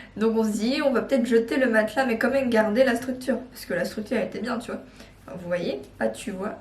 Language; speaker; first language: French; non-native, fluent; Korean